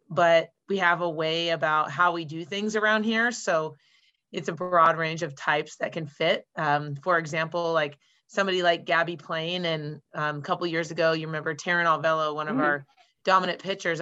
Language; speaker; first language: English; native; English